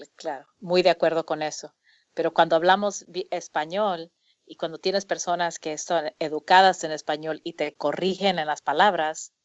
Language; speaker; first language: Spanish; early bilingual, heritage; Spanish